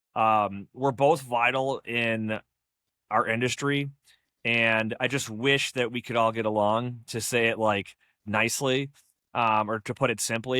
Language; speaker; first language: English; native; English